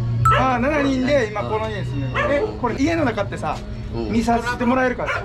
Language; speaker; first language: Japanese; native; Japanese